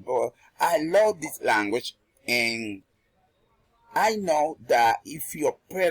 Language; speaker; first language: English; non-native, learner; Spanish